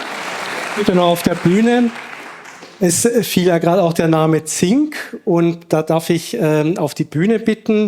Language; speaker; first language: German; native; German